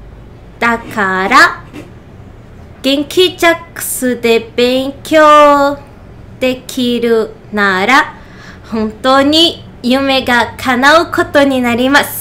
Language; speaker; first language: Japanese; non-native, learner; Portuguese